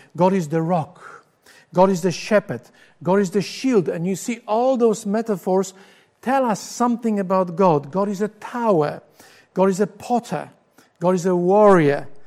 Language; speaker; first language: English; non-native, fluent; Polish